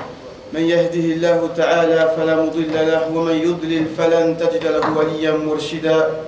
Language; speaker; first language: Arabic; non-native, fluent; French